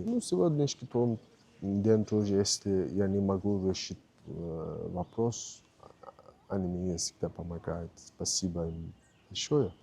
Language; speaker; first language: Russian; non-native, learner; Turkish